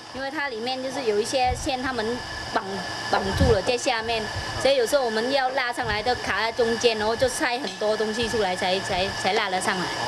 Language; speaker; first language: Chinese; non-native, fluent; Vietnamese